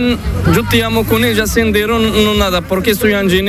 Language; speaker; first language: Spanish; non-native, learner; Arabic